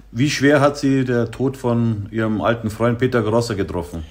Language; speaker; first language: German; native; German